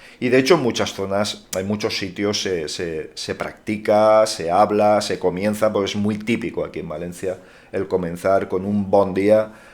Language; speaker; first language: Spanish; non-native, local second language; Catalan